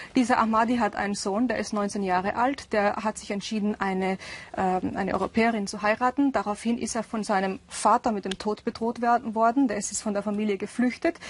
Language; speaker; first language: German; early bilingual, other home language; Urdu